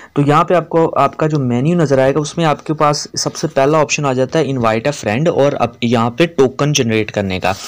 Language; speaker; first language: Urdu; non-native, local second language; Punjabi